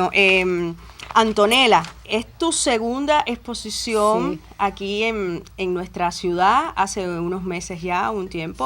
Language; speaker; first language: Spanish; native; Spanish